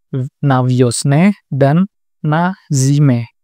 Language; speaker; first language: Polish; non-native, learner; Indonesian